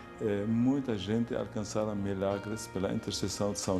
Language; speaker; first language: Portuguese; non-native, fluent; Arabic